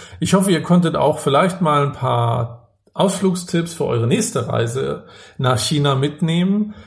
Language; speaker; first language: German; native; German